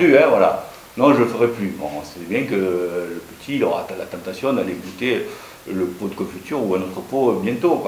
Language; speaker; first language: French; native; French